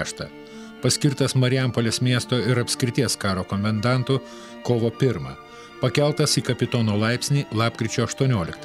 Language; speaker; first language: Lithuanian; native; Lithuanian